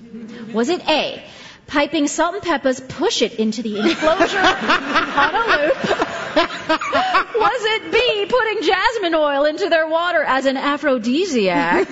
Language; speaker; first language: English; native; English